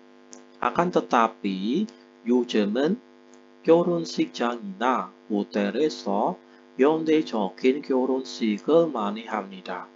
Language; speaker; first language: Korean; non-native, fluent; Indonesian